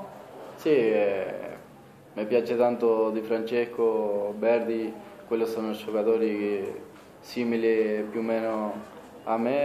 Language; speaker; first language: Italian; non-native, fluent; Spanish